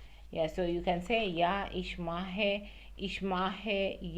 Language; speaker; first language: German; non-native, learner; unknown